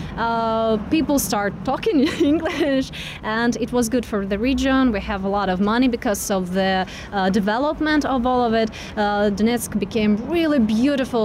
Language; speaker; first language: English; non-native, fluent; Russian